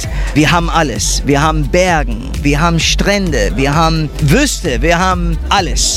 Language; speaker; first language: German; non-native, fluent; English